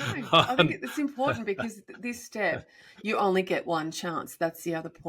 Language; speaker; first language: English; native; English